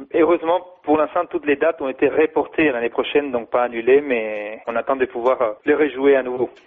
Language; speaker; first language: French; non-native, fluent; Spanish